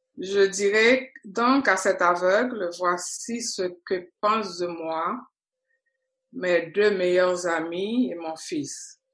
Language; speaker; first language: French; non-native, local second language; Haitian Creole